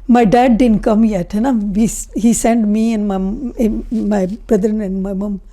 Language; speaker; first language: English; non-native, local second language; Punjabi